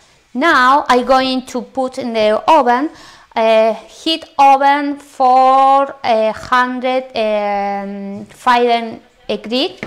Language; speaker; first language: English; non-native, learner; Spanish